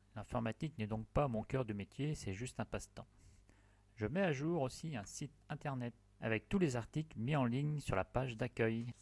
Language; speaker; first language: French; native; French